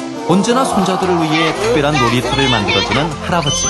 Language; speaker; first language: Korean; native; Korean